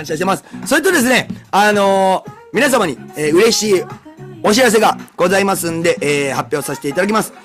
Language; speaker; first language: Japanese; native; Japanese